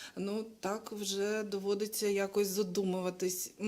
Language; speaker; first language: Ukrainian; non-native, local second language; Russian